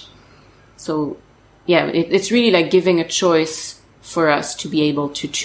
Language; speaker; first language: English; non-native, fluent; French